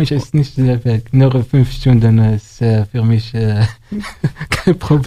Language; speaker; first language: German; non-native, learner; Arabic